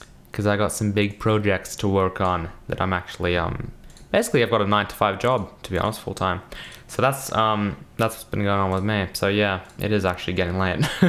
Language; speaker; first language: English; early bilingual, other home language; Russian